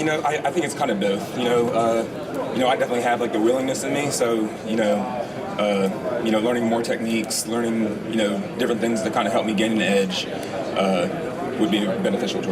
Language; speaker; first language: English; native; English